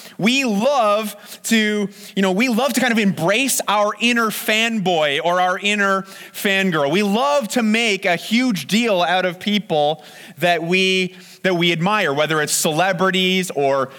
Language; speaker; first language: English; native; English